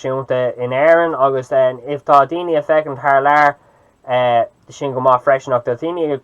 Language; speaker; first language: Irish; non-native, local second language; English